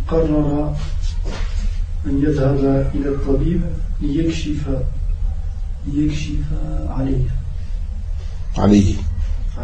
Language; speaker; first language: Arabic; non-native, learner; French